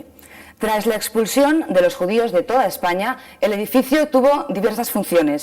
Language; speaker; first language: Spanish; native; Spanish